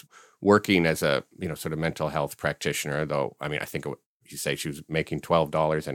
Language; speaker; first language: English; native; English